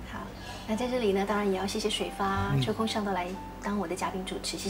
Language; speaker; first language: Chinese; native; Chinese